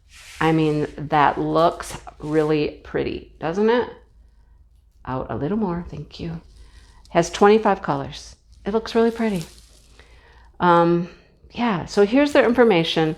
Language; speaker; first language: English; native; English